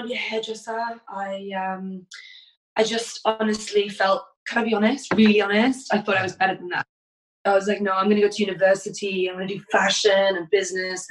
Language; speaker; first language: English; native; English